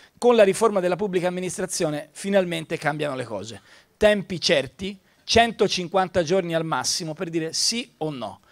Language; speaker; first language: Italian; native; Italian